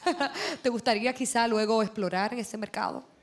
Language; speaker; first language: Spanish; native; Spanish